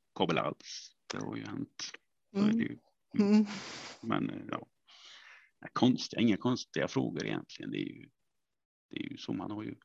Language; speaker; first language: Swedish; native; Swedish